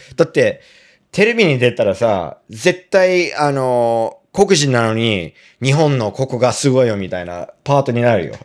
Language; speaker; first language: Japanese; non-native, fluent; English